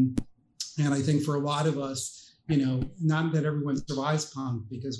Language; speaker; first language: English; native; English